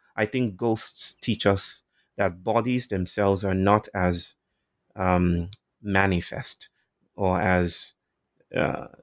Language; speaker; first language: English; non-native, local second language; Yoruba